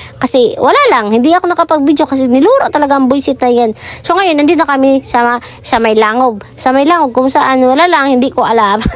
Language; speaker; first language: Filipino; non-native, local second language; Waray